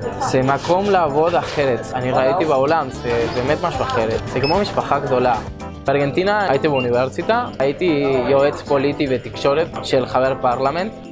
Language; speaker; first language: Hebrew; non-native, learner; Spanish